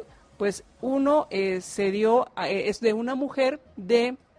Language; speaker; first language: Spanish; native; Spanish